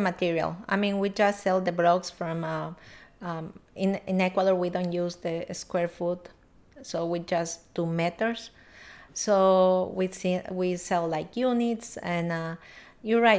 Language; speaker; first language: English; non-native, learner; Spanish